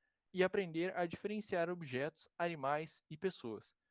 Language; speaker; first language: Portuguese; native; Portuguese